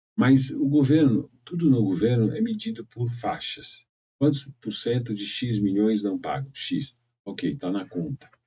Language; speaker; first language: Portuguese; native; Portuguese